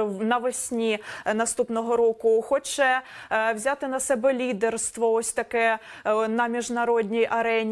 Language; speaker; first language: Ukrainian; native; Ukrainian